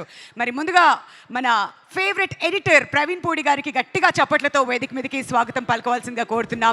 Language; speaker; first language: Telugu; native; Telugu